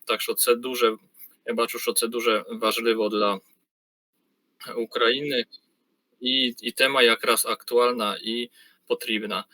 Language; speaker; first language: Polish; non-native, learner; Ukrainian